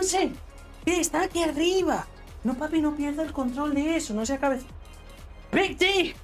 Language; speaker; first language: Spanish; non-native, learner; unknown